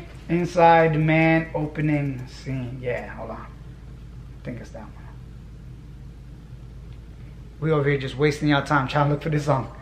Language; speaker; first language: English; native; English